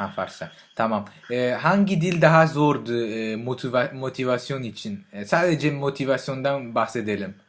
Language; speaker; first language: Turkish; non-native, learner; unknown